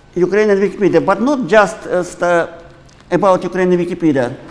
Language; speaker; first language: English; non-native, fluent; Ukrainian